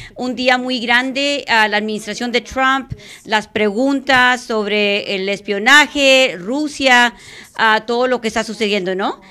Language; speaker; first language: Spanish; native; Spanish